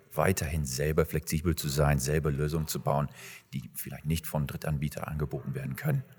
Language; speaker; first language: German; non-native, fluent; English